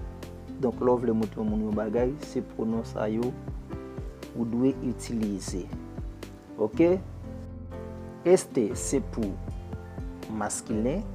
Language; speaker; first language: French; non-native, local second language; Haitian Creole